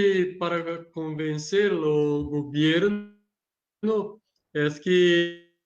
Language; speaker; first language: Spanish; non-native, learner; Portuguese